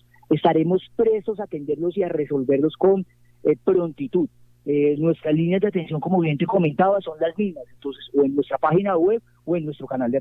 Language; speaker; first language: Spanish; native; Spanish